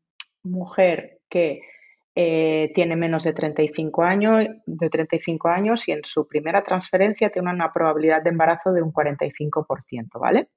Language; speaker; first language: Spanish; native; Spanish